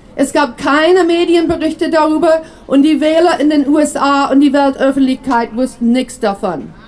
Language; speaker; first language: German; non-native, fluent; English